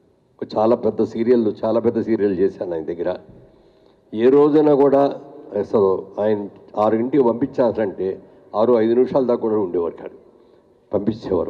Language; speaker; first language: Telugu; native; Telugu